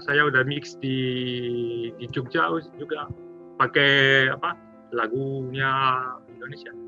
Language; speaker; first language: Indonesian; non-native, learner; French